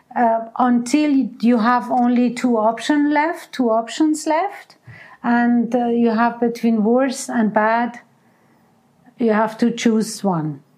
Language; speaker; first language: English; non-native, fluent; Persian